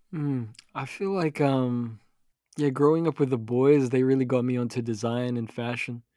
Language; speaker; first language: English; early bilingual, other home language; Filipino